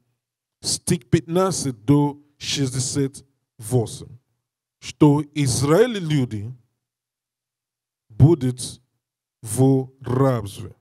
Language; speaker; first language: Russian; non-native, learner; English